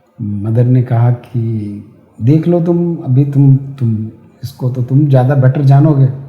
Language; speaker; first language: Hindi; native; Hindi